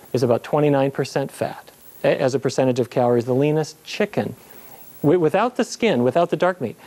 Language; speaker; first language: English; native; English